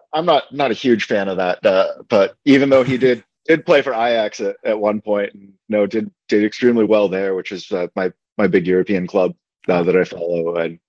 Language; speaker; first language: English; native; English